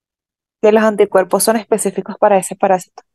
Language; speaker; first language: Spanish; native; Spanish